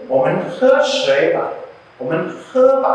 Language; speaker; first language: Chinese; non-native, fluent; Indonesian